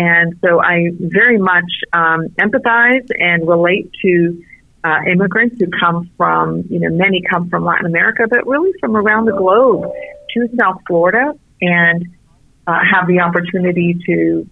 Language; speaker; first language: English; early bilingual, other home language; Arabic